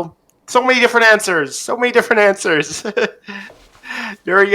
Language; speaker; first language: English; non-native, fluent; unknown